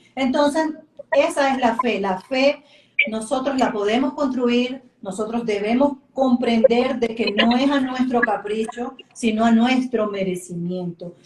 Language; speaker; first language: Spanish; native; Spanish